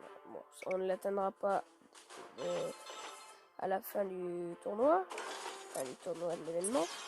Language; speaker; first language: French; native; French